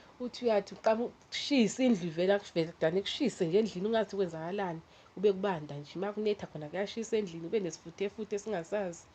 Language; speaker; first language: Zulu; native; Zulu